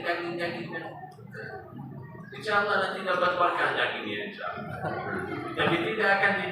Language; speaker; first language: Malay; non-native, fluent; Arabic